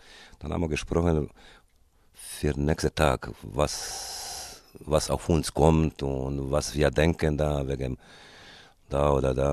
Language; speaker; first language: German; non-native, fluent; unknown